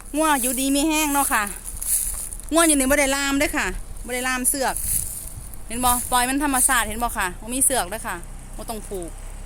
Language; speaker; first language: Thai; native; Thai